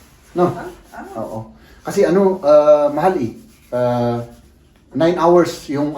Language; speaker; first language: Filipino; native; Filipino